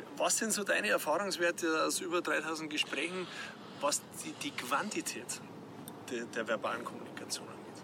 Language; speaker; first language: German; native; German